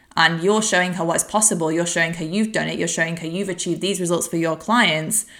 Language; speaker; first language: English; native; English